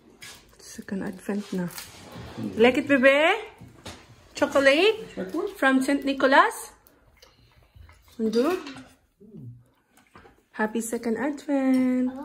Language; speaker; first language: English; non-native, local second language; Cebuano